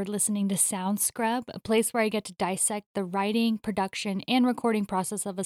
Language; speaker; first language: English; native; English